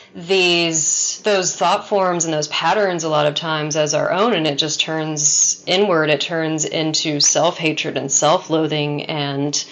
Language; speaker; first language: English; native; English